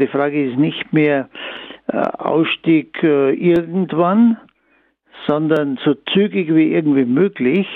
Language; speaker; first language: German; native; German